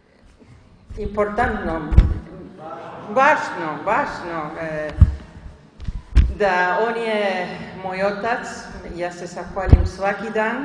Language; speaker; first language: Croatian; early bilingual, heritage; Spanish